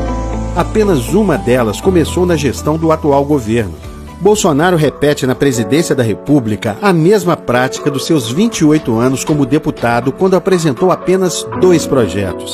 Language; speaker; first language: Portuguese; native; Portuguese